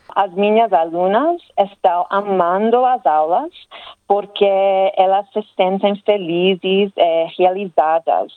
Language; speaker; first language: Portuguese; non-native, learner; English